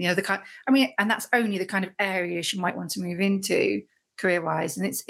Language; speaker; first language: English; native; English